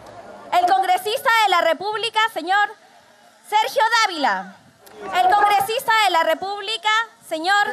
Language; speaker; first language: Spanish; native; Spanish